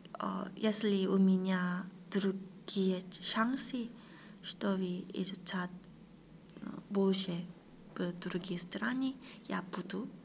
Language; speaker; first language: Russian; non-native, learner; Korean